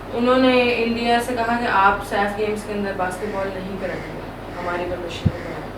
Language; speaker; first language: Urdu; native; Urdu